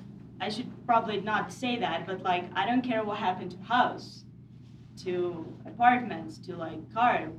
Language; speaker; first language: English; non-native, fluent; Ukrainian